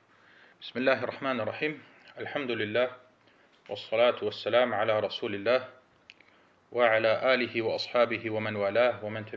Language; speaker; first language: Arabic; early bilingual, heritage; Arabic